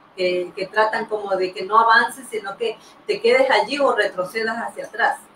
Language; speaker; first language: Spanish; native; Spanish